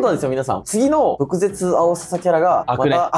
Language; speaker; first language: Japanese; native; Japanese